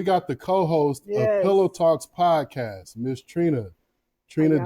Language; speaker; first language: English; native; English